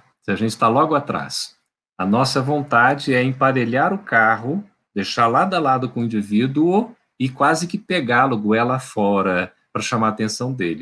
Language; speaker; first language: Portuguese; native; Portuguese